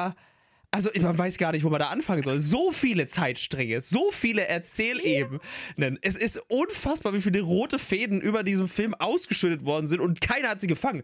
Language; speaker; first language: German; native; German